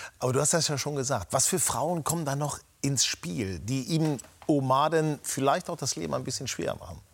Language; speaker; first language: German; native; German